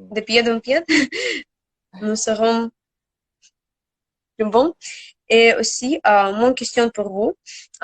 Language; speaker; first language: French; non-native, learner; Russian